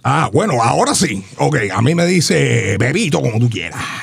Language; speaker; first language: Spanish; native; Spanish